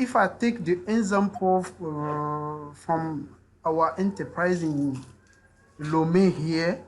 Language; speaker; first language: English; non-native, learner; French